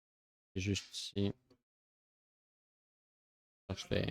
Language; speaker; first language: French; native; French